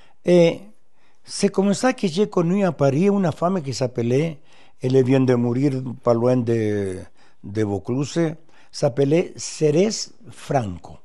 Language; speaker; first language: French; non-native, fluent; Spanish